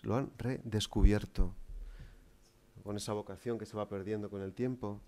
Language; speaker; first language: Spanish; native; Spanish